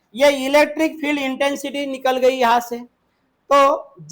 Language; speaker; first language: Hindi; non-native, local second language; Marathi